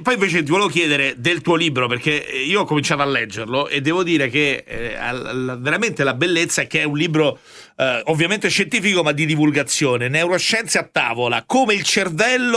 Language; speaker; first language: Italian; native; Italian